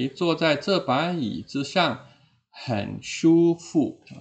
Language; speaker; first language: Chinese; non-native, fluent; Indonesian